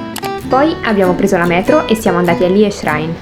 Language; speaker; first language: Italian; native; Italian